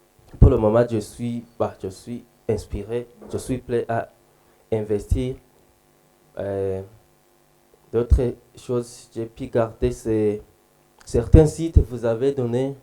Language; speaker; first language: French; non-native, local second language; Rundi